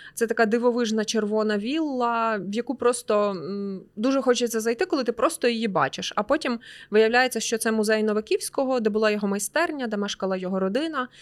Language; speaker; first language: Ukrainian; native; Ukrainian